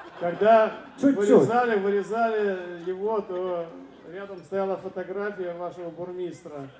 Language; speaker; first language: Russian; native; Russian